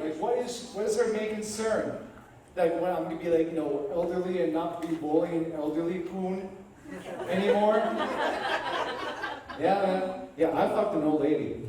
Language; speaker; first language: English; native; English